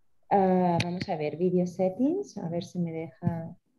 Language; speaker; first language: Spanish; native; Spanish